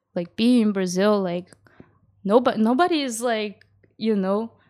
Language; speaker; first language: English; early bilingual, other home language; Japanese